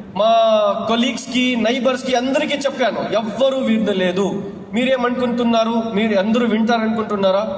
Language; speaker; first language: Telugu; non-native, local second language; Urdu